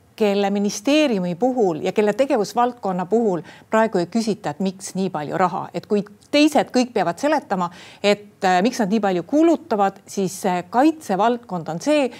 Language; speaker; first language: Estonian; native; Estonian